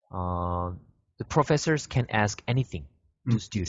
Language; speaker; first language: English; non-native, fluent; Korean